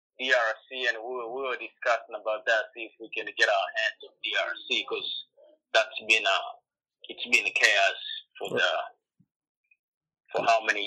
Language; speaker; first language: English; non-native, local second language; Swahili